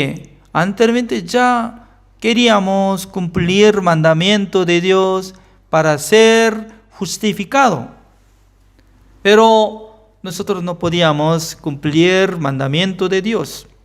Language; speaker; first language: Spanish; non-native, fluent; Korean